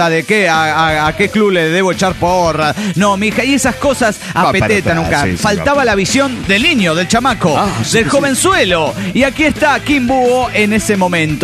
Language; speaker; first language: Spanish; native; Spanish